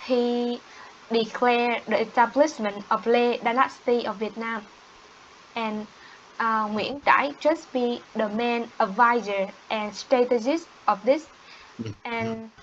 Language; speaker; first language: English; non-native, learner; Vietnamese